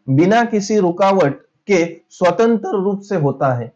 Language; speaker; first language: Hindi; non-native, local second language; Marathi